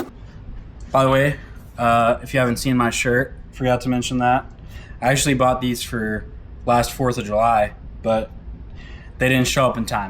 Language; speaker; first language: English; native; English